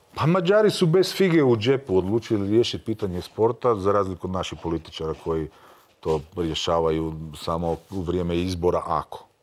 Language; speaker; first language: Croatian; native; Croatian